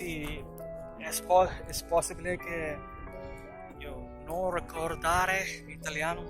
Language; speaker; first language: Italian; non-native, learner; Tamil